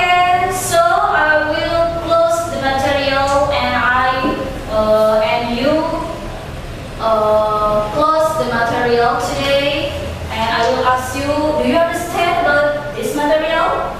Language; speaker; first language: English; non-native, learner; Indonesian